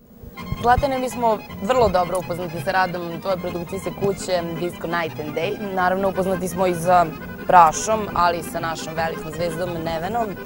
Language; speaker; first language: Serbian; native; Serbian